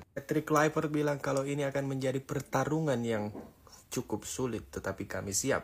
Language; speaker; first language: Indonesian; native; Indonesian